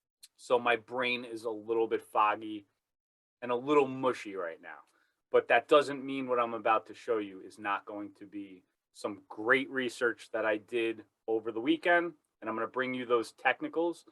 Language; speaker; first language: English; native; English